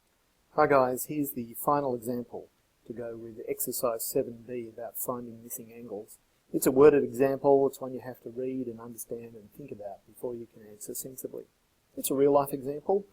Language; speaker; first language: English; native; English